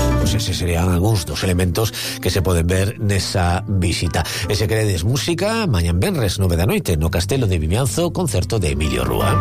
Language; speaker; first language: Galician; native; Galician